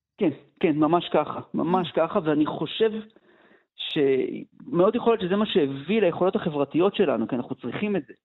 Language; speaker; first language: Hebrew; native; Hebrew